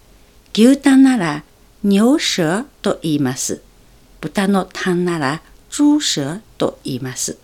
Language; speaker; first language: Japanese; non-native, fluent; Chinese